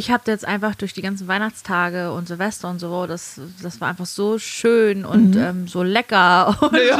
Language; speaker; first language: German; native; German